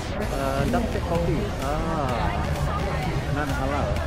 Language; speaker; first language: English; non-native, local second language; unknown